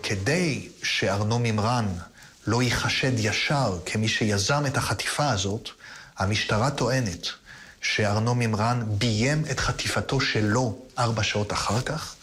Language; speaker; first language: Hebrew; native; Hebrew